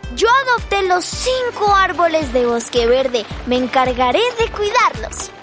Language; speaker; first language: Spanish; native; Spanish